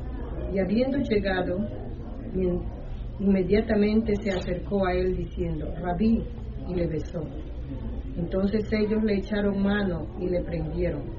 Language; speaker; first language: Spanish; native; Spanish